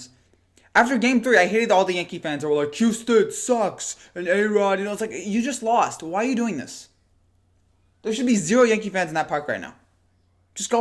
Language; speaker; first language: English; native; English